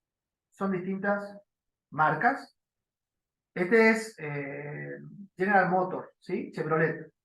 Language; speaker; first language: Spanish; native; Spanish